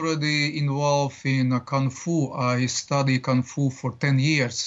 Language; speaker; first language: English; non-native, learner; Latvian